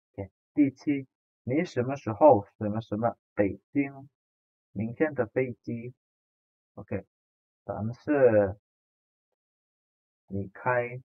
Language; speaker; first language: Chinese; non-native, fluent; Indonesian